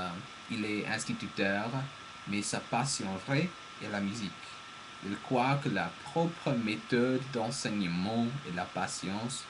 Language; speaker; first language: French; non-native, learner; English